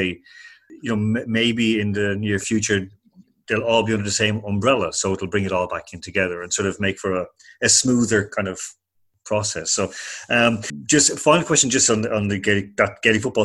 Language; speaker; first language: English; native; English